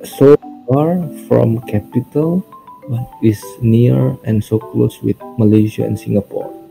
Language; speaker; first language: English; non-native, learner; Indonesian